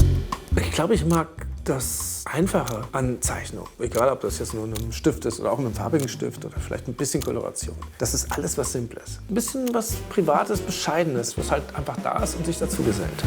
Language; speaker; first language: German; native; German